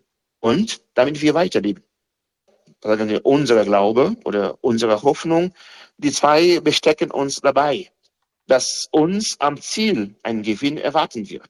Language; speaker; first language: German; non-native, fluent; Haitian Creole